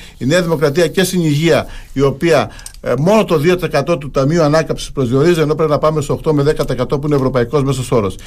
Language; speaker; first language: Greek; native; Greek